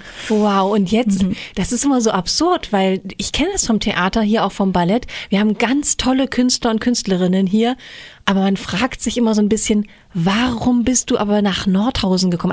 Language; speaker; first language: German; native; German